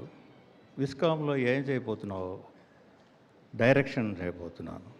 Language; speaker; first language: Telugu; non-native, learner; Tamil